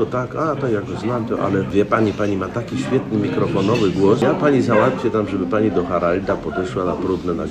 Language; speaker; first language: Polish; native; Polish